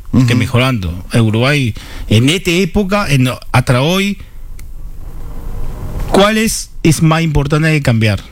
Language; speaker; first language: Spanish; non-native, learner; Chinese